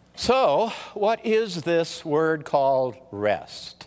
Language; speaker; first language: English; early bilingual, other home language; German